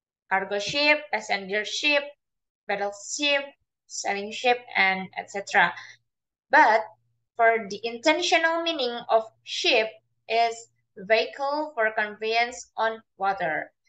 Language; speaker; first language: English; non-native, fluent; Indonesian